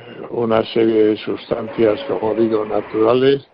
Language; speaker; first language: Spanish; native; Spanish